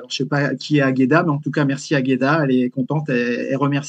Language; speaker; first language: French; native; French